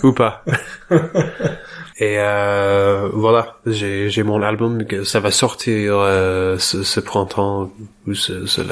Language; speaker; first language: French; non-native, learner; English